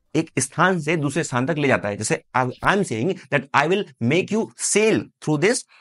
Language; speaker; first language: Hindi; native; Hindi